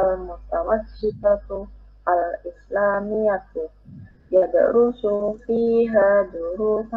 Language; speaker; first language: Arabic; non-native, learner; Indonesian